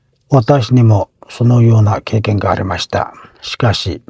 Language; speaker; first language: Japanese; non-native, fluent; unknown